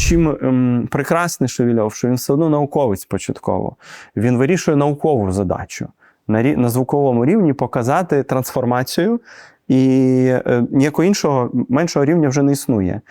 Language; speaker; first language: Ukrainian; native; Ukrainian